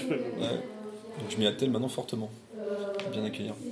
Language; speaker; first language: French; native; French